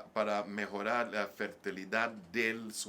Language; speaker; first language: Spanish; non-native, learner; English